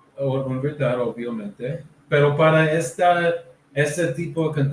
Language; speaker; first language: Spanish; non-native, learner; English